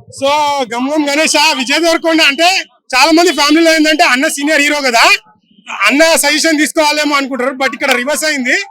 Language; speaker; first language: Telugu; native; Telugu